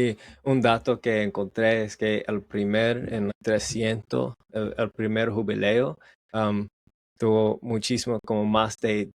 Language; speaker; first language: Spanish; non-native, learner; English